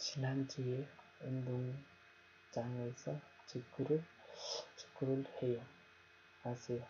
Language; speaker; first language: Korean; non-native, learner; Nepali